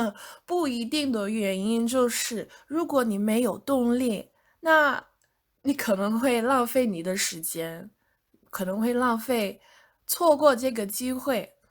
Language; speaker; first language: Chinese; non-native, fluent; English